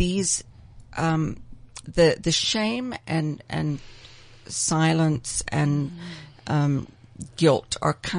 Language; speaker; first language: English; native; English